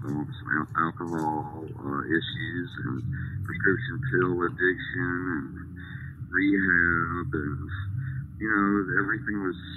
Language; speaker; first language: English; native; English